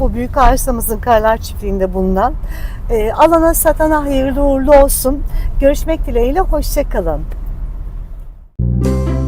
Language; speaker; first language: Turkish; native; Turkish